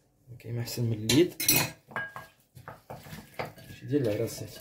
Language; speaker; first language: Arabic; native; Arabic